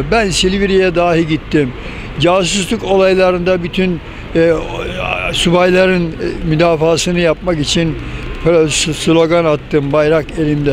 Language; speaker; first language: Turkish; native; Turkish